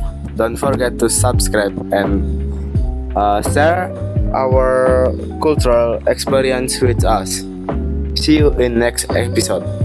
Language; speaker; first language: English; non-native, learner; Indonesian